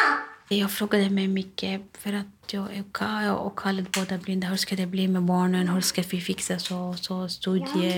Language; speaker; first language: Swedish; non-native, learner; Arabic